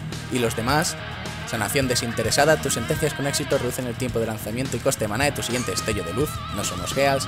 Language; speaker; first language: Spanish; native; Spanish